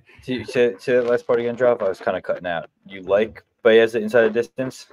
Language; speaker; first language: English; native; English